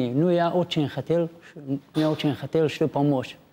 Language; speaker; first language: Russian; non-native, learner; Tajik